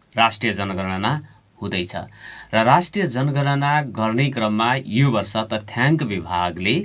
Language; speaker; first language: Nepali; native; Nepali